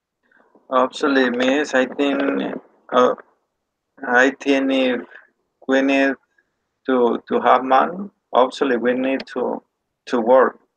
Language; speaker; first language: English; non-native, learner; Spanish